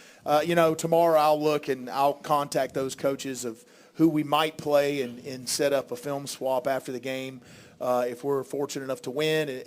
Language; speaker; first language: English; native; English